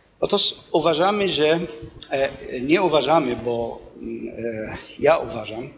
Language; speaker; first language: Polish; non-native, fluent; Arabic